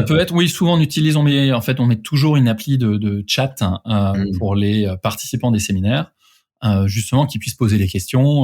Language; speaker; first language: French; native; French